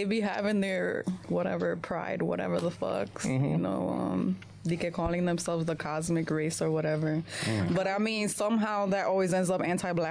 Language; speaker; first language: English; non-native, fluent; Spanish